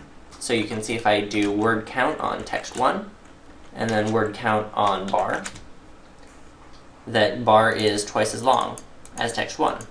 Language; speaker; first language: English; native; English